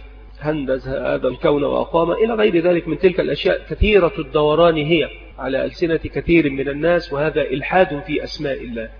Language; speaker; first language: Arabic; native; Arabic